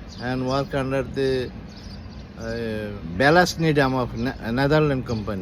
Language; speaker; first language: English; non-native, local second language; Bangla